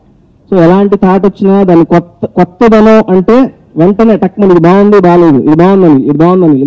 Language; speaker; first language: Telugu; native; Telugu